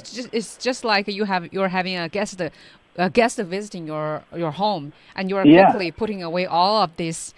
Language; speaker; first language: English; non-native, fluent; Chinese